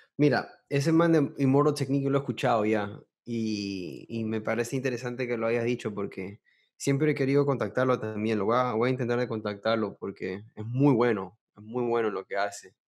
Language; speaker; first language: Spanish; early bilingual, heritage; Spanish